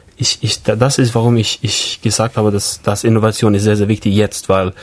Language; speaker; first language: German; non-native, fluent; English